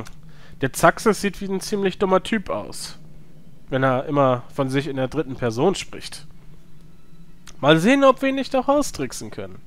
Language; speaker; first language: German; native; German